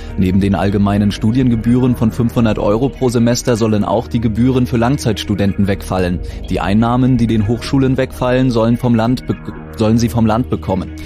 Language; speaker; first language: German; native; German